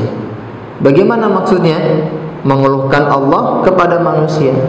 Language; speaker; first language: Indonesian; native; Indonesian